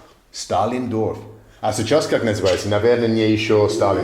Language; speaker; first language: Russian; non-native, learner; English